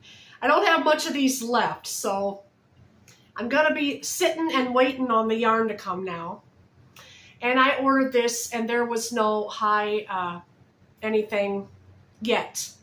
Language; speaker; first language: English; native; English